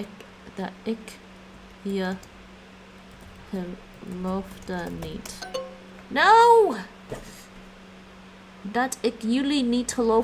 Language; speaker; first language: Dutch; non-native, learner; English